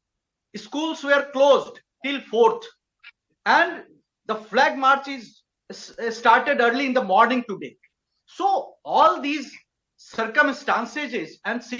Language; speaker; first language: English; non-native, local second language; Hindi